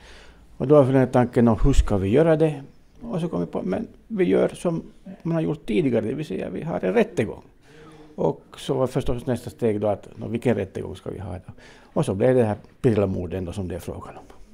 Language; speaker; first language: Swedish; native; Swedish